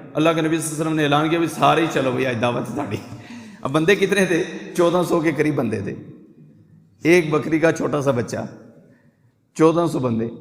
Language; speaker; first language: Urdu; non-native, local second language; Punjabi